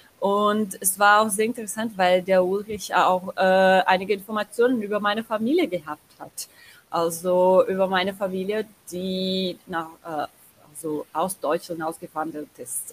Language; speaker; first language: German; non-native, learner; Portuguese